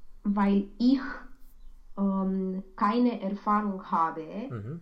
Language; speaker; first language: German; non-native, learner; Romanian